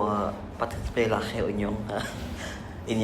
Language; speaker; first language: French; non-native, learner; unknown